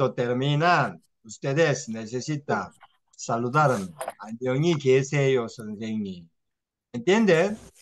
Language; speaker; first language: Spanish; non-native, learner; Korean